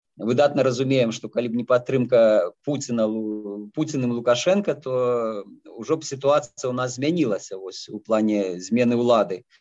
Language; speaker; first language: Belarusian; native; Belarusian